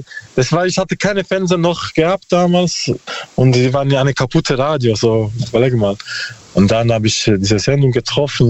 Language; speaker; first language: German; non-native, learner; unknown